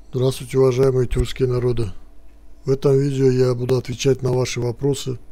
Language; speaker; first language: Russian; non-native, local second language; Turkish